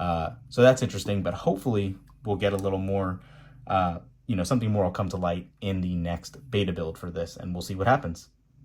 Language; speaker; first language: English; native; English